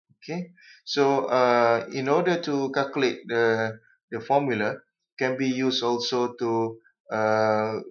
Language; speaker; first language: English; non-native, local second language; Malay